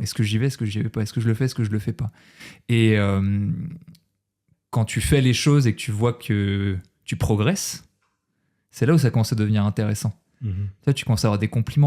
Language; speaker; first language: French; native; French